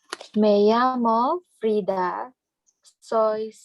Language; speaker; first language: Spanish; non-native, learner; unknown